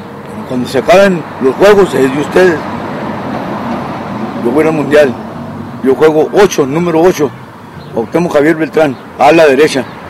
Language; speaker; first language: Spanish; native; Spanish